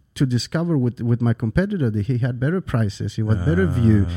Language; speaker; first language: English; non-native, fluent; Swedish